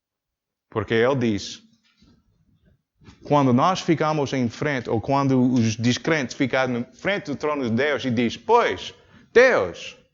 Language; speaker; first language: Portuguese; non-native, learner; English